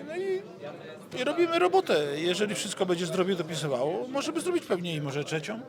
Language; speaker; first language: Polish; native; Polish